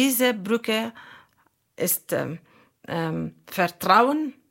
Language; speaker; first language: German; non-native, learner; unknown